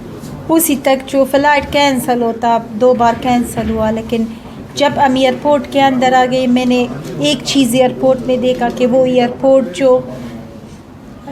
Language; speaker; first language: Hindi; non-native, learner; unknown